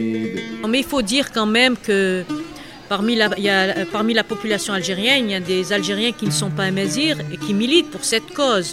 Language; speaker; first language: French; non-native, local second language; Kabyle